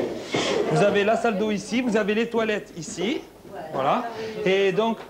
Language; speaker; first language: French; native; French